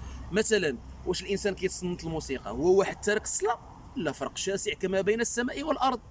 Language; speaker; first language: Arabic; native; Arabic